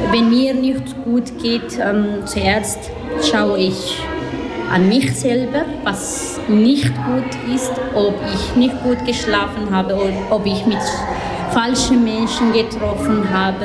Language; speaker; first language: German; non-native, learner; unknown